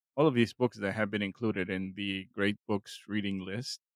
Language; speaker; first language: English; non-native, fluent; Spanish